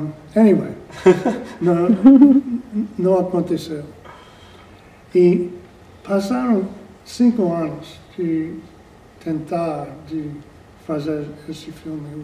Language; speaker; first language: Portuguese; non-native, fluent; English